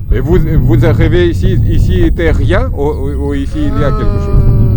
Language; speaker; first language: French; non-native, learner; Lithuanian